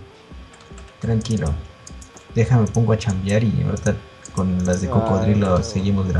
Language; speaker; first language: Spanish; native; Spanish